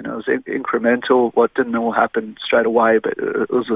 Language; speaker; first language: English; native; English